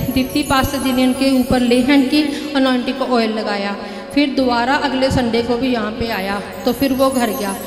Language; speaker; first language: Hindi; native; Hindi